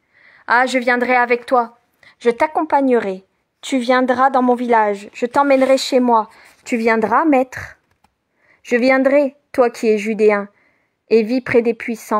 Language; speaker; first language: French; native; French